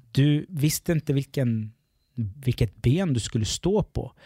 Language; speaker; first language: Swedish; early bilingual, other home language; Arabic